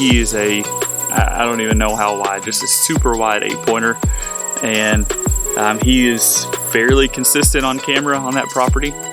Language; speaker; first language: English; native; English